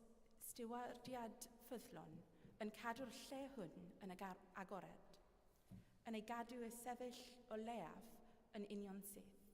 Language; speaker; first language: Welsh; non-native, fluent; English